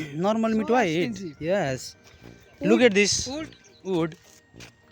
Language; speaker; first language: English; non-native, learner; Nepali